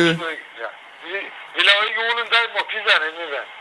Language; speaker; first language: Danish; non-native, learner; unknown